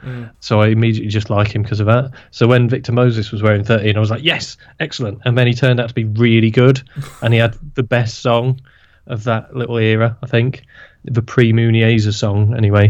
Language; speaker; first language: English; native; English